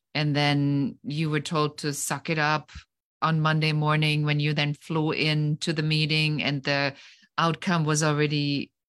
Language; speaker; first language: English; non-native, fluent; German